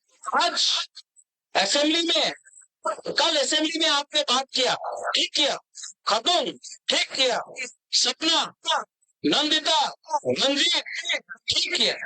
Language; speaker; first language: Hindi; non-native, local second language; Kok Borok